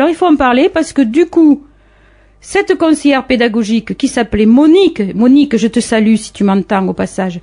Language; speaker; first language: French; native; French